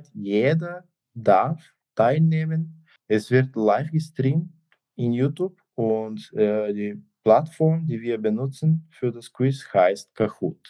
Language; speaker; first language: German; non-native, fluent; Bulgarian